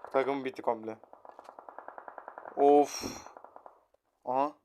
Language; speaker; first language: Turkish; native; Turkish